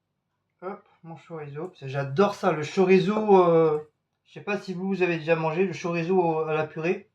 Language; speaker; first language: French; native; French